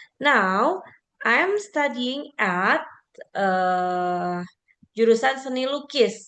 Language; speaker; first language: English; non-native, fluent; Indonesian